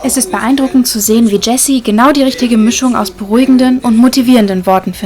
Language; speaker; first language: German; native; German